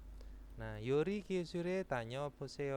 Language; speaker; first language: Korean; non-native, fluent; Indonesian